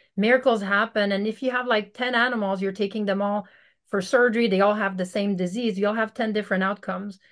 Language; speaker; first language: English; native; English